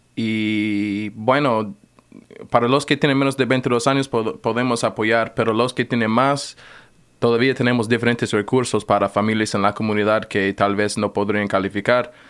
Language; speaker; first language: Spanish; non-native, fluent; English